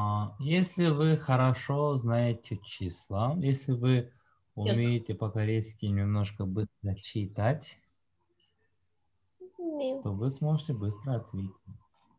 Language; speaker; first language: Russian; non-native, fluent; Korean